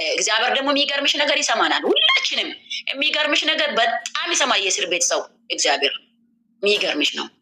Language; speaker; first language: Amharic; non-native, local second language; Oromo